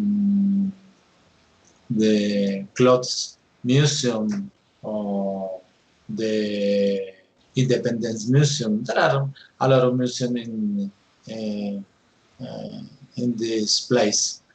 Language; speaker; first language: English; non-native, learner; Spanish